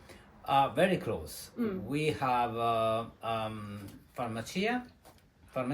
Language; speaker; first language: English; non-native, learner; Italian